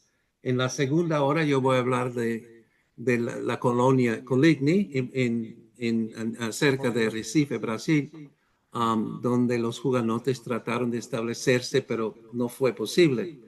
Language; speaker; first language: Spanish; non-native, fluent; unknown